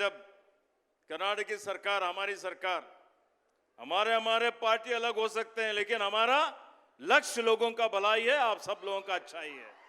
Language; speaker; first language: Hindi; non-native, local second language; Kannada